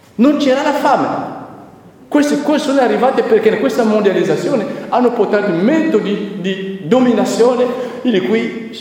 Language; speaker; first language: Italian; non-native, fluent; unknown